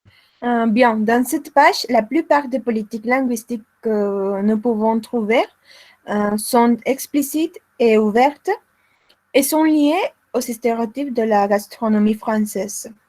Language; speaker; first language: French; non-native, learner; Spanish